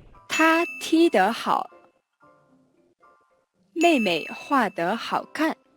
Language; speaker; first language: Chinese; non-native, learner; Mongolian